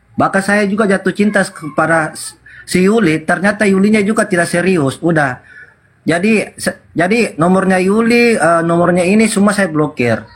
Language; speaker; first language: Indonesian; non-native, local second language; Buginese